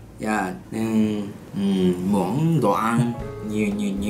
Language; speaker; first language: Vietnamese; non-native, learner; Japanese